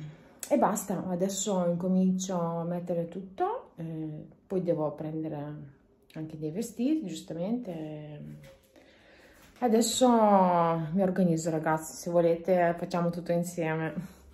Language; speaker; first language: Italian; non-native, fluent; Lithuanian